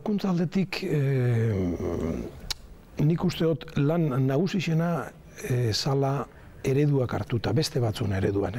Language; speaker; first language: Basque; native; Basque